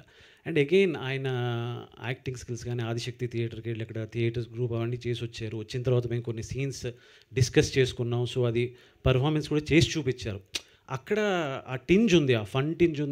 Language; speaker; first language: Telugu; native; Telugu